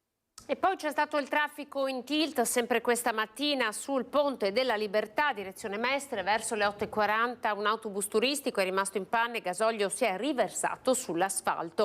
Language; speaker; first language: Italian; native; Italian